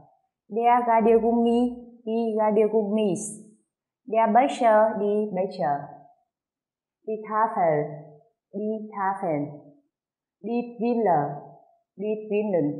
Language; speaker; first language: German; non-native, fluent; Vietnamese